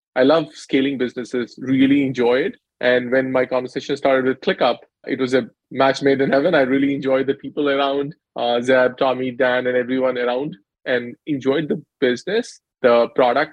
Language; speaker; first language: English; non-native, local second language; Hindi